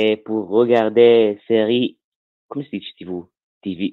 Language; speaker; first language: French; non-native, learner; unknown